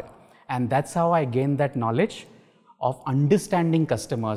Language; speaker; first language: English; non-native, local second language; Marathi